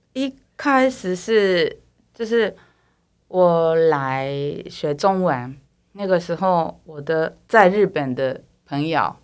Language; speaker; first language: Chinese; non-native, fluent; Japanese